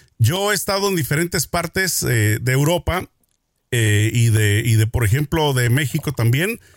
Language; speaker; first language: Spanish; native; Spanish